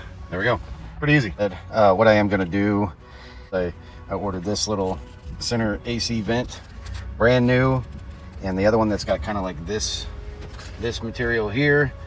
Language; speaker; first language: English; native; English